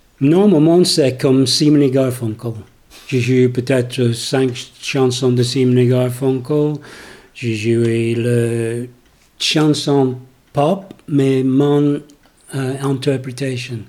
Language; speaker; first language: French; non-native, learner; English